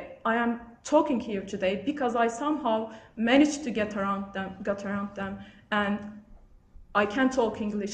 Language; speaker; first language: English; non-native, fluent; Turkish